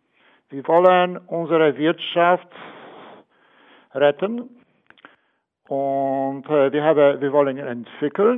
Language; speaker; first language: German; non-native, fluent; Polish